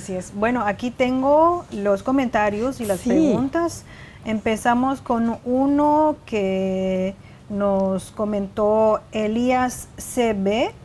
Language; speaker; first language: Spanish; non-native, fluent; Chinese